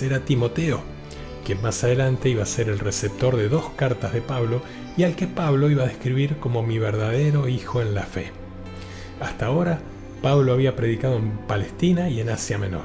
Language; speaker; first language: Spanish; native; Spanish